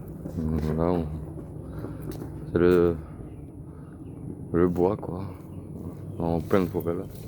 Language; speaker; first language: French; native; French